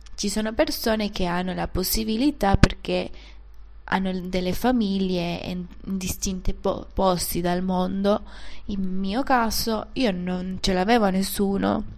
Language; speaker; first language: Italian; non-native, fluent; Spanish